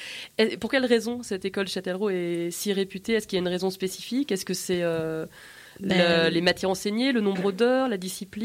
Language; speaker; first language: French; native; French